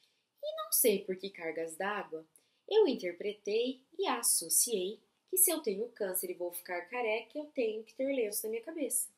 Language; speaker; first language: Portuguese; native; Portuguese